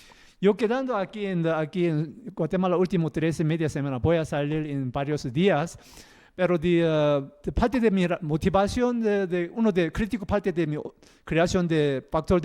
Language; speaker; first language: Spanish; non-native, learner; Korean